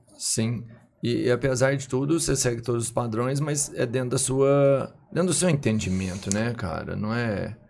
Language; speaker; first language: Portuguese; native; Portuguese